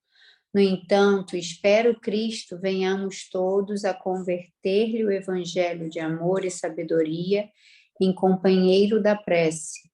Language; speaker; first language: Portuguese; native; Portuguese